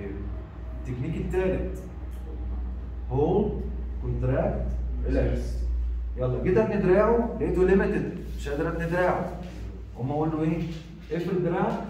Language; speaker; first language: Arabic; native; Arabic